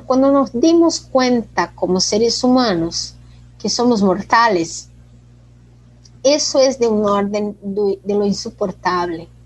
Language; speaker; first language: Spanish; non-native, fluent; Portuguese